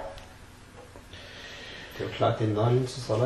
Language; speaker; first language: Danish; native; Danish